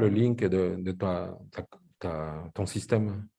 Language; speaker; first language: French; non-native, fluent; Spanish